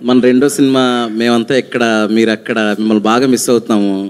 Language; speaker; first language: Telugu; native; Telugu